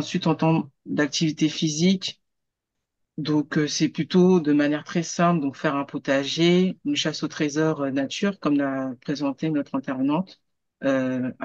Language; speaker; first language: French; native; French